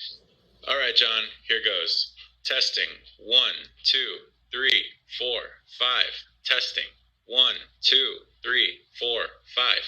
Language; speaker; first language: English; native; English